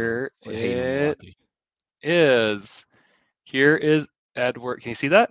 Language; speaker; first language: English; native; English